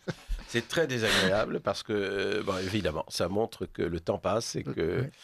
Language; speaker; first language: French; native; French